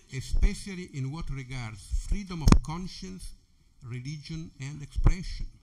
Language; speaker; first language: English; non-native, fluent; Italian